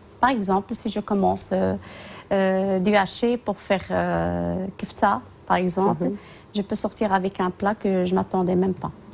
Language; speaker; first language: French; non-native, local second language; Tachelhit